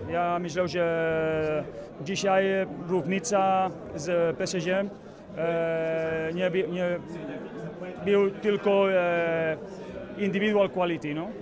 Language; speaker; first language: Polish; non-native, learner; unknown